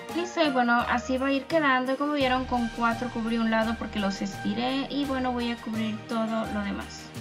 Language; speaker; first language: Spanish; native; Spanish